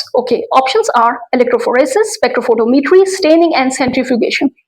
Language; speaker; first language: English; non-native, local second language; Urdu